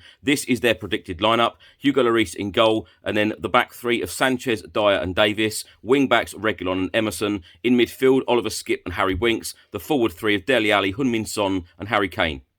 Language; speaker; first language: English; native; English